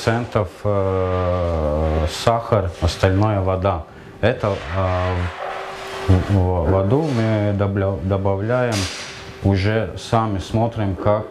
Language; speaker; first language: Russian; non-native, local second language; Latvian